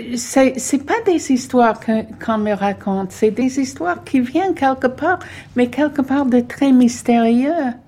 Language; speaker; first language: French; non-native, fluent; English